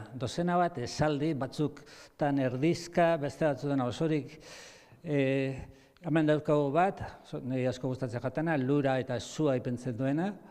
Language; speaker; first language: Basque; native; Basque